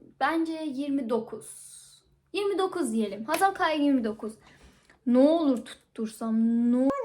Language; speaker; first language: Turkish; non-native, fluent; Persian